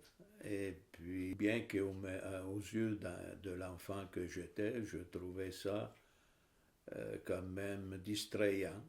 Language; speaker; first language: French; non-native, fluent; Italian